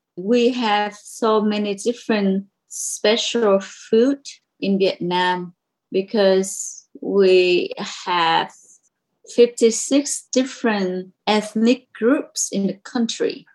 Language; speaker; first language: English; non-native, learner; Vietnamese